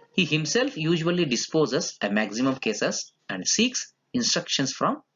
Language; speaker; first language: English; non-native, local second language; Kannada